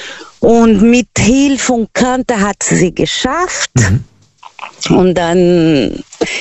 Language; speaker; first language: German; non-native, learner; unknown